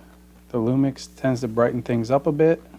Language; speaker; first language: English; native; English